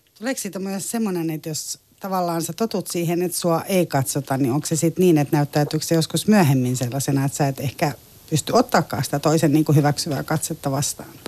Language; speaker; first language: Finnish; native; Finnish